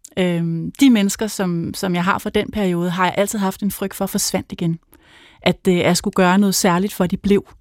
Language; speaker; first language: Danish; native; Danish